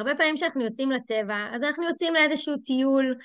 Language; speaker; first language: Hebrew; native; Hebrew